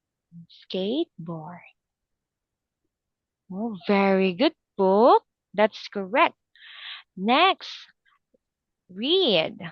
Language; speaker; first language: English; non-native, local second language; Filipino